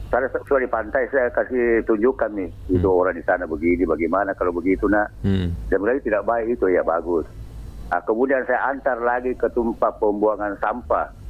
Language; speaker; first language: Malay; non-native, local second language; Buginese